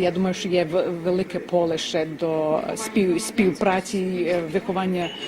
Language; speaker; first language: Ukrainian; early bilingual, heritage; Ukrainian